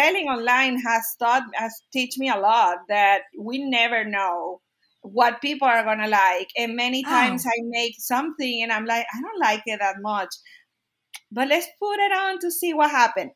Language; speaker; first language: English; non-native, fluent; Spanish